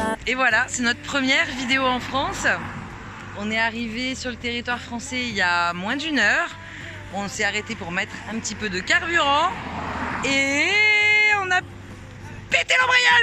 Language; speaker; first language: French; native; French